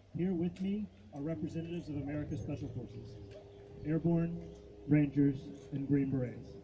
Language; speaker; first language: English; native; English